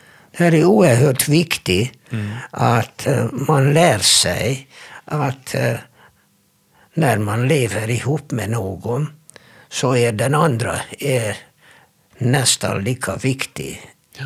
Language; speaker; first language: Swedish; non-native, fluent; Hungarian